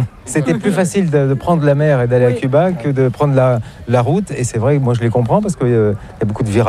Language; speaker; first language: French; native; French